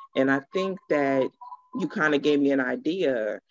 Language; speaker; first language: English; native; English